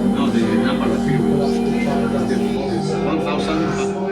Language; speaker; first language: Spanish; non-native, learner; French